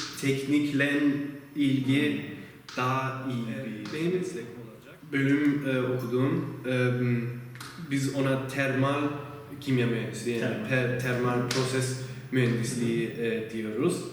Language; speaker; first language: Turkish; early bilingual, heritage; Turkish